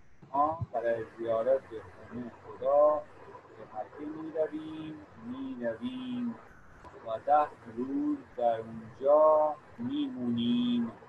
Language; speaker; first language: Persian; non-native, fluent; Urdu